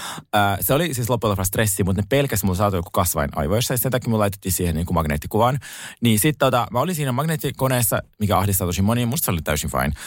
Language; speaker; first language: Finnish; early bilingual, other home language; Russian